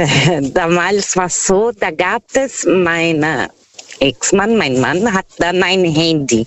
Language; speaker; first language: German; non-native, fluent; Portuguese